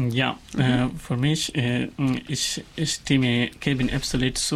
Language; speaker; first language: German; non-native, learner; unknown